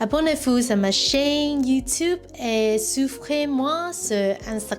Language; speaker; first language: French; non-native, learner; Cantonese